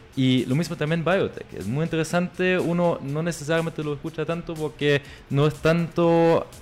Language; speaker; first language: Spanish; non-native, fluent; German